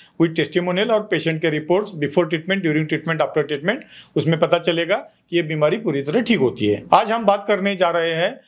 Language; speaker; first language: Hindi; non-native, local second language; Marathi